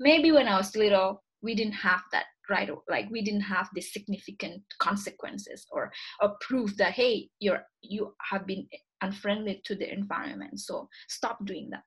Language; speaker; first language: English; non-native, fluent; Indonesian